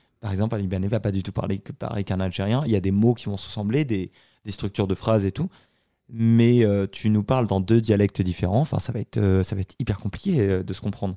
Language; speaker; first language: French; early bilingual, other home language; Arabic